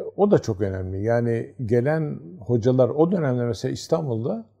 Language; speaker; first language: Turkish; native; Turkish